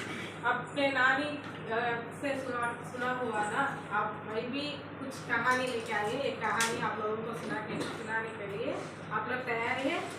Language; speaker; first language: Hindi; non-native, local second language; Telugu